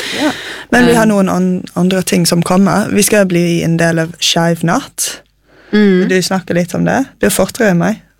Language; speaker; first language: Norwegian; non-native, fluent; English